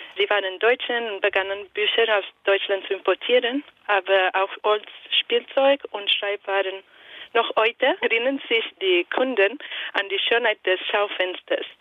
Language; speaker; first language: German; non-native, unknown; Italian